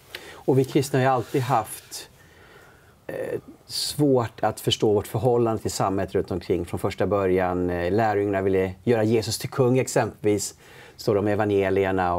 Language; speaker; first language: Swedish; native; Swedish